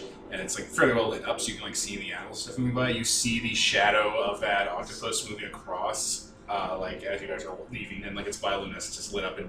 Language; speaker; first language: English; native; English